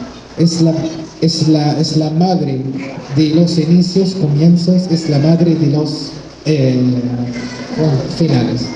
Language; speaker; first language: Spanish; non-native, fluent; Arabic